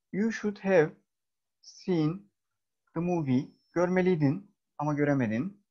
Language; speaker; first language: English; non-native, fluent; Turkish